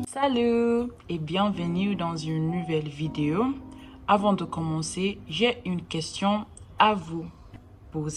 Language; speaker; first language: French; non-native, learner; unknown